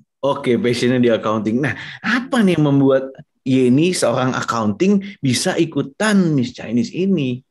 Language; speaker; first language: Indonesian; native; Indonesian